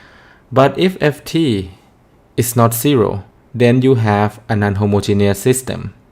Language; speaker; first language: English; non-native, fluent; Thai